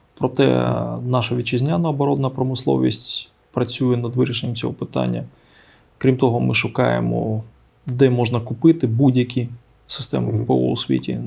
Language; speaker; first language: Ukrainian; native; Ukrainian